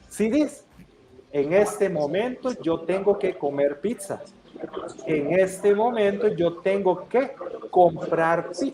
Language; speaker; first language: Spanish; non-native, fluent; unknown